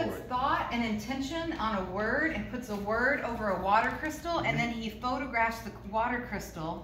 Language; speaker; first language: English; native; English